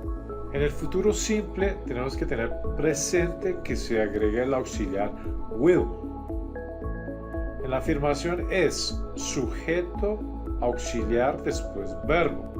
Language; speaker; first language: Spanish; non-native, fluent; English